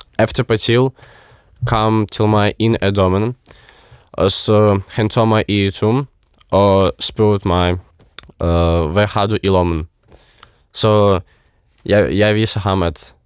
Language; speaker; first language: Danish; non-native, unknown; Ukrainian